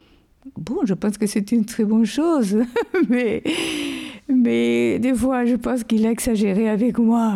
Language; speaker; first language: French; non-native, fluent; Spanish